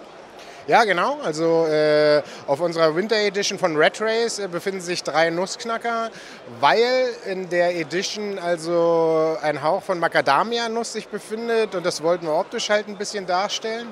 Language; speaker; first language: German; native; German